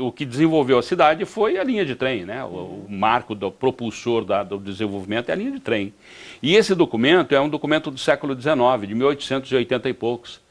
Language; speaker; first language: Portuguese; native; Portuguese